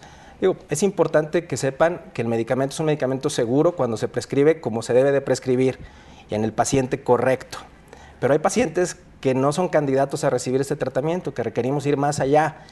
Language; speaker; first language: Spanish; native; Spanish